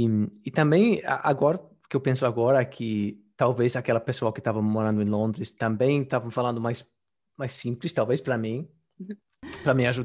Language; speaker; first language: Portuguese; non-native, fluent; English